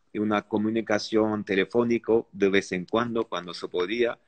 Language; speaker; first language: Spanish; non-native, fluent; Arabic